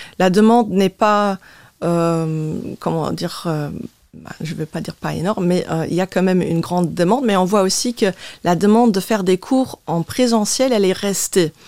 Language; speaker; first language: French; non-native, local second language; Luxembourgish